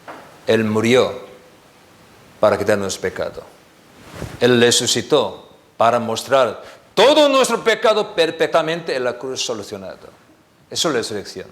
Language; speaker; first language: Spanish; non-native, learner; Korean